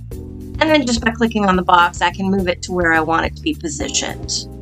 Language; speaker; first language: English; native; English